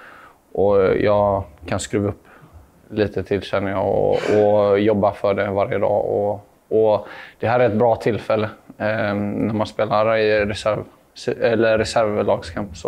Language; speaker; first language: Swedish; native; Swedish